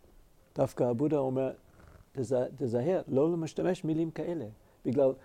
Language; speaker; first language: Hebrew; non-native, fluent; English